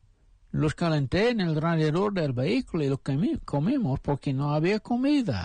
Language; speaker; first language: Spanish; non-native, fluent; English